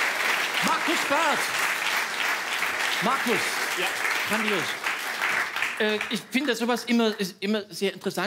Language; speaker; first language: German; native; German